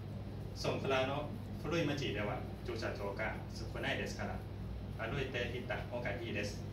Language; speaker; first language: Japanese; non-native, learner; Thai